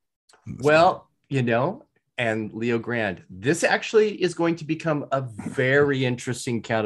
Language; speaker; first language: English; native; English